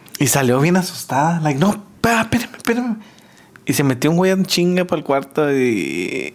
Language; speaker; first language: Spanish; early bilingual, heritage; Spanish